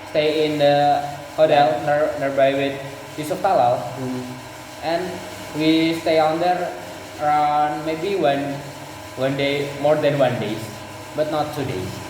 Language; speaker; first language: English; non-native, learner; Indonesian